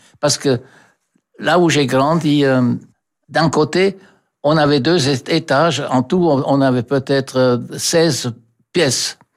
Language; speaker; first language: French; non-native, fluent; German